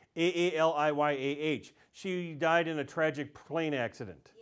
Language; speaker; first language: English; native; English